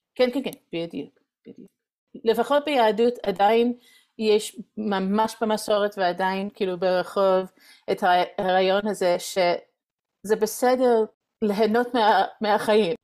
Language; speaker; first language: Hebrew; non-native, fluent; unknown